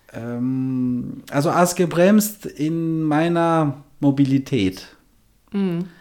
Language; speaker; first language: German; non-native, fluent; Albanian